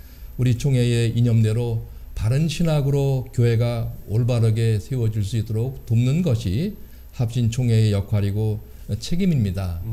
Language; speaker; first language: Korean; native; Korean